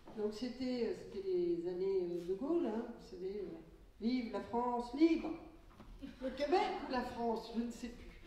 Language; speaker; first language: French; early bilingual, other home language; Catalan